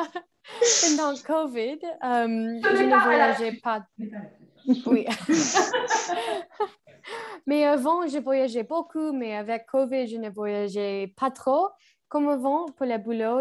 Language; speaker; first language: French; non-native, learner; English